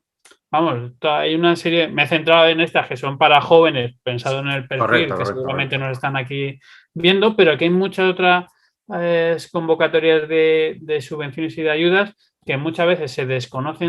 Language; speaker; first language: Spanish; native; Spanish